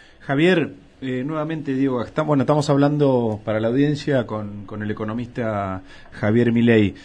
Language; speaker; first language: Spanish; native; Spanish